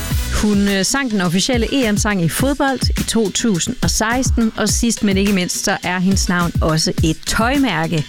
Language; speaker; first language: Danish; native; Danish